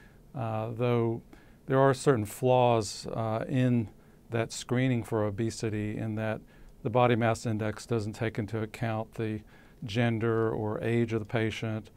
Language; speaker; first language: English; native; English